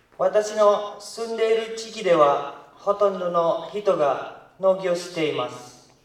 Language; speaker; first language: Japanese; non-native, learner; Indonesian